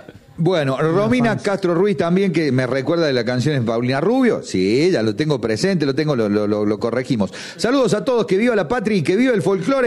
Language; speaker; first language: Spanish; native; Spanish